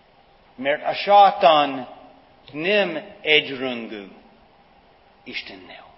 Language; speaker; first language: Hungarian; non-native, fluent; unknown